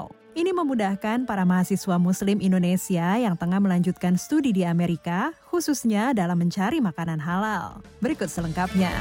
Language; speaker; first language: Indonesian; native; Indonesian